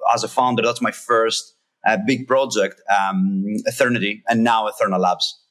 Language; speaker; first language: English; non-native, fluent; Greek